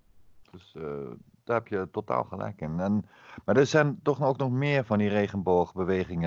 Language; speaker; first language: Dutch; native; Dutch